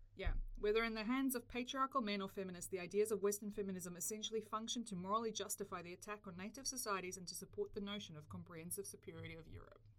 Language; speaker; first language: English; native; English